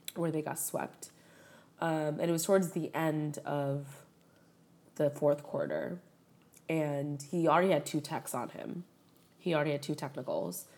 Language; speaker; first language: English; native; English